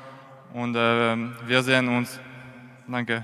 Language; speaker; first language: German; non-native, learner; French